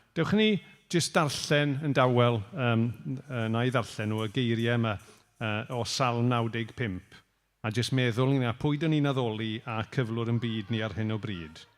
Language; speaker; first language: Welsh; native; Welsh